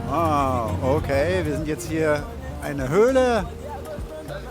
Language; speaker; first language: German; native; German